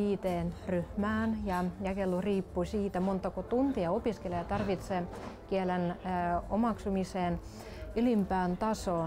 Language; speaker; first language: Finnish; non-native, local second language; Russian